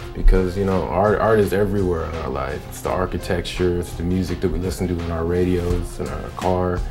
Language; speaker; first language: English; native; English